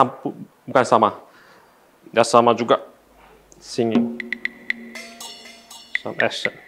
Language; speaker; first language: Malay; non-native, local second language; Chinese